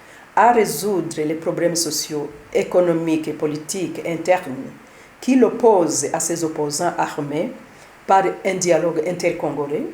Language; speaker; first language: French; non-native, local second language; Kinyarwanda